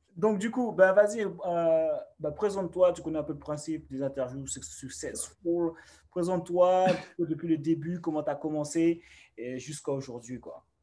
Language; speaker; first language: French; native; French